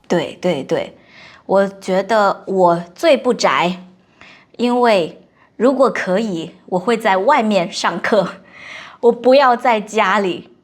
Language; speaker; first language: Chinese; non-native, local second language; Hakka Chinese